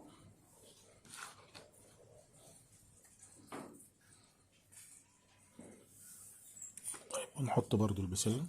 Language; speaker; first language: Arabic; native; Arabic